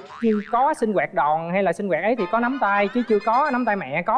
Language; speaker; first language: Vietnamese; native; Vietnamese